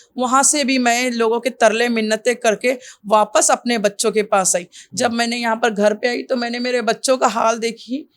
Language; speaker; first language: Urdu; native; Urdu